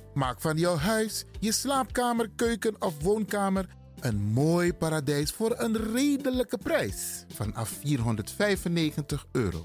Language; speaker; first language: Dutch; native; Dutch